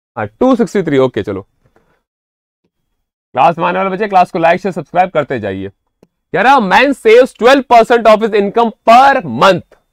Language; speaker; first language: Hindi; native; Hindi